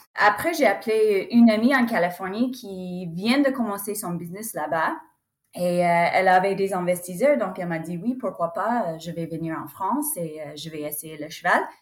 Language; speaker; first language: French; non-native, fluent; English